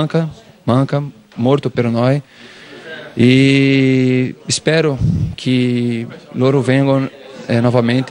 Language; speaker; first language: Italian; non-native, learner; Portuguese